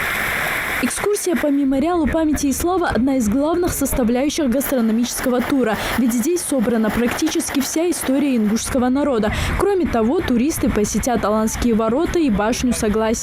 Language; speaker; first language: Russian; native; Russian